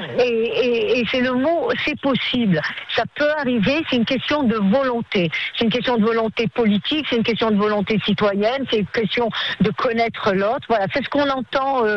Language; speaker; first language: French; native; French